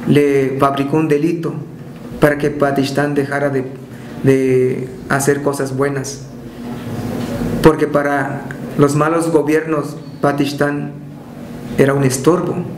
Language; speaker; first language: Spanish; non-native, local second language; Tzotzil